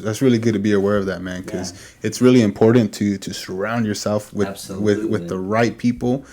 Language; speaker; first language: English; native; English